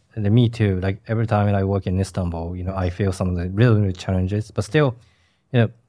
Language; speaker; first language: English; non-native, fluent; Japanese